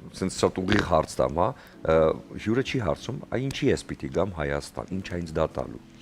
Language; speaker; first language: Armenian; native; Armenian